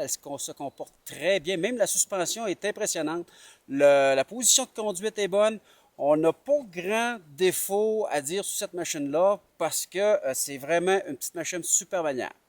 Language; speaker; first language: French; native; French